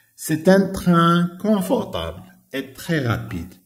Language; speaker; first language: French; non-native, local second language; Arabic